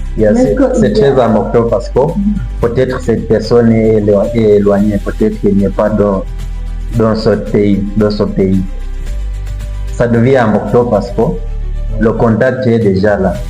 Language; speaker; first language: French; non-native, learner; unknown